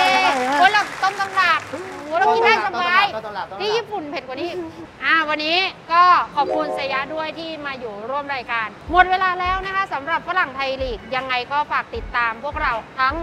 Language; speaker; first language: Thai; native; Thai